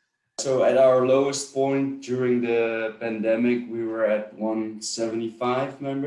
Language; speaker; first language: English; non-native, fluent; Dutch